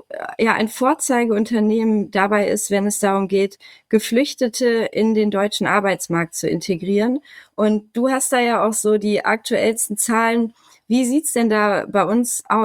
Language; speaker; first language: German; native; German